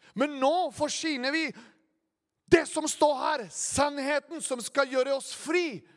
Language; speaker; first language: Norwegian; non-native, fluent; Spanish